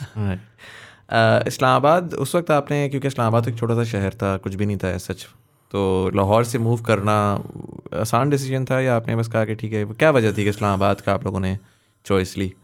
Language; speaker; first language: Urdu; native; Urdu